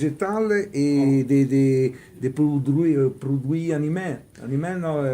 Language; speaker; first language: French; non-native, learner; Italian